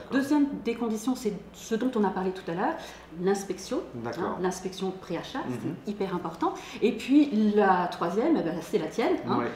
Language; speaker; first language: French; native; French